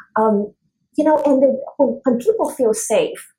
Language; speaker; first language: English; non-native, fluent; Chinese